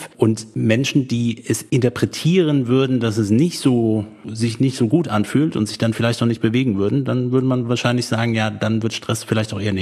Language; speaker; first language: German; native; German